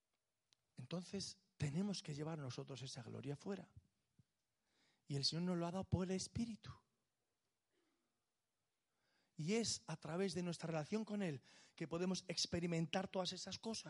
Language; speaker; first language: Spanish; native; Spanish